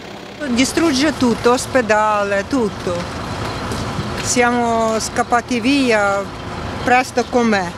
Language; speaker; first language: Italian; non-native, learner; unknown